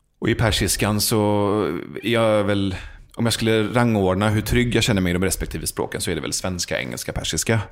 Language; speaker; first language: Swedish; early bilingual, other home language; Persian